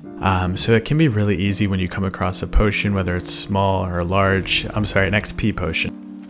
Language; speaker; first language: English; native; English